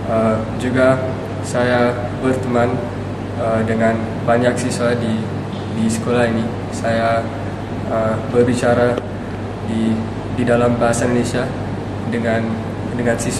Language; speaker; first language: Indonesian; non-native, learner; English